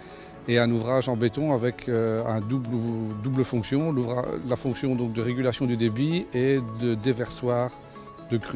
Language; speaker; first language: French; native; French